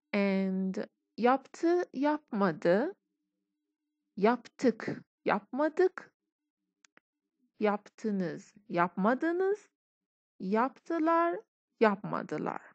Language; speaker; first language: Turkish; non-native, fluent; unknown